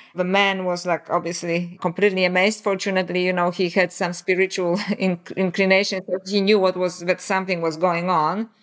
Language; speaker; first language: English; non-native, fluent; Polish